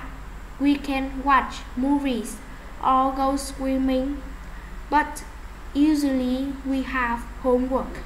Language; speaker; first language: English; non-native, learner; Vietnamese